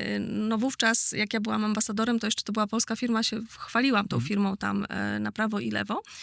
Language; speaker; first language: Polish; native; Polish